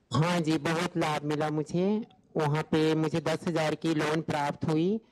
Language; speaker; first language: Hindi; native; Hindi